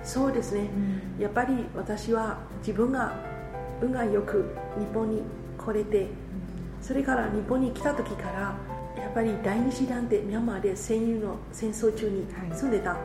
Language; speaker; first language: Japanese; non-native, fluent; Burmese